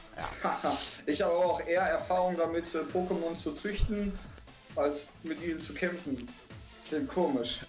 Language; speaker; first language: German; native; German